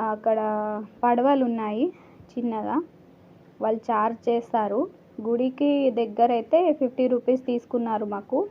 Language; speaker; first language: Telugu; non-native, local second language; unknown